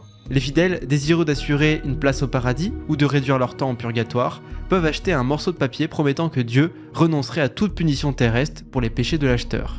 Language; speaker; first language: French; native; French